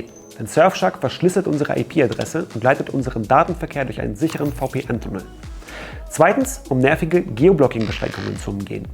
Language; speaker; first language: German; native; German